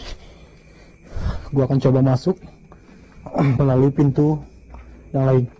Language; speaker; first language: Indonesian; native; Indonesian